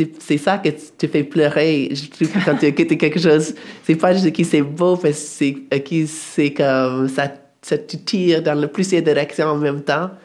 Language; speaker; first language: French; non-native, fluent; English